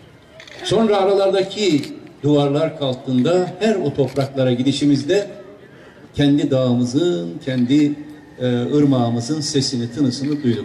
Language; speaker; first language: Turkish; native; Turkish